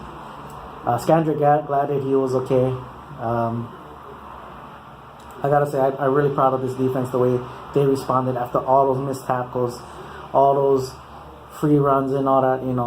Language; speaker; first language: English; native; English